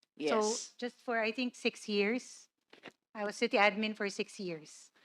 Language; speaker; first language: English; non-native, local second language; Cebuano